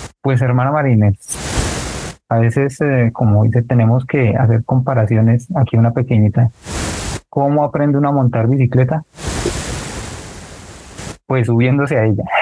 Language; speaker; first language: Spanish; native; Spanish